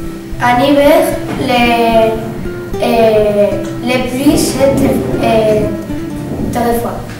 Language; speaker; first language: French; non-native, learner; Spanish